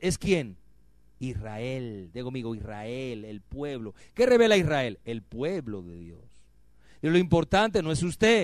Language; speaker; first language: Spanish; native; Spanish